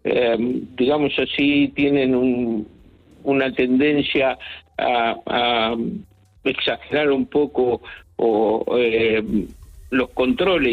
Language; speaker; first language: Spanish; native; Spanish